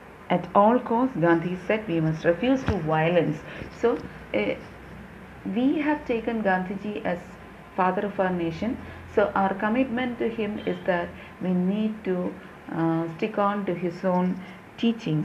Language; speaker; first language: English; non-native, local second language; Malayalam